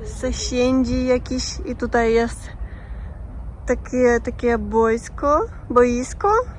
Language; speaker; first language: Polish; non-native, learner; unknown